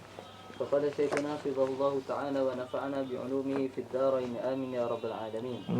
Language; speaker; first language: Arabic; non-native, learner; Malay